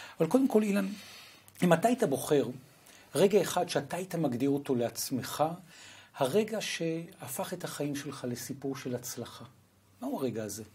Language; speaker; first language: Hebrew; native; Hebrew